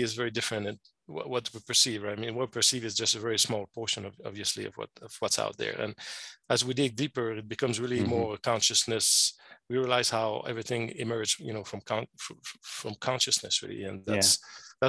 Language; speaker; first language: English; non-native, fluent; French